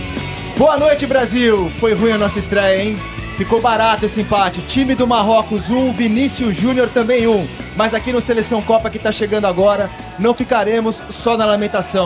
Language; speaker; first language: Portuguese; native; Portuguese